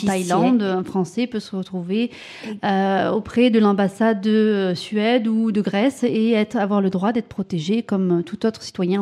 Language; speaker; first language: French; native; French